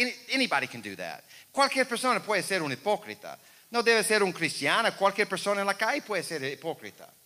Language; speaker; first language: Spanish; non-native, fluent; English